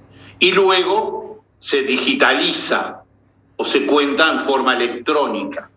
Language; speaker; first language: Spanish; native; Spanish